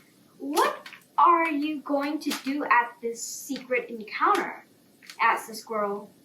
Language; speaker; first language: English; non-native, fluent; Korean